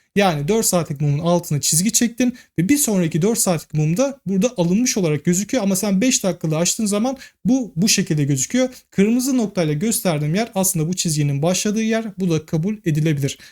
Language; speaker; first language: Turkish; native; Turkish